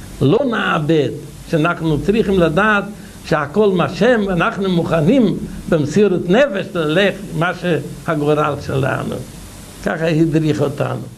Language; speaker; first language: Hebrew; non-native, fluent; Yiddish